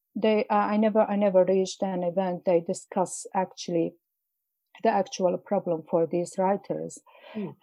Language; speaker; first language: English; non-native, fluent; Arabic